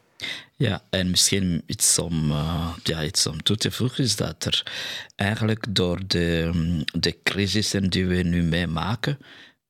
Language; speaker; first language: Dutch; non-native, fluent; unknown